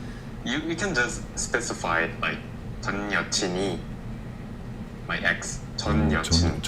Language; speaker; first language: English; non-native, fluent; Korean